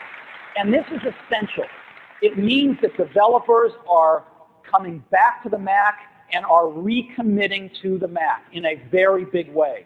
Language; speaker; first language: English; native; English